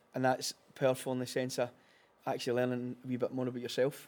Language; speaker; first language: English; native; English